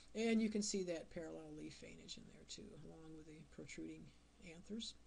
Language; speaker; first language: English; native; English